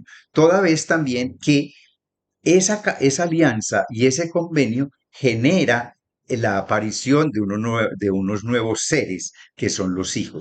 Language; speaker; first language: Spanish; native; Spanish